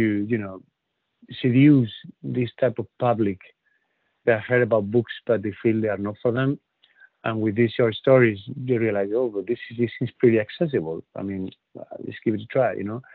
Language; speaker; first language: English; non-native, fluent; Spanish